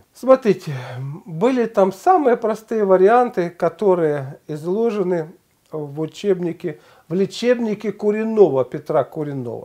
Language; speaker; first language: Russian; native; Russian